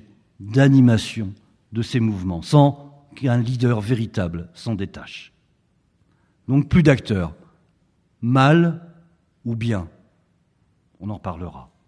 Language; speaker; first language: French; native; French